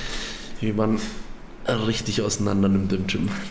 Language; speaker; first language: German; native; German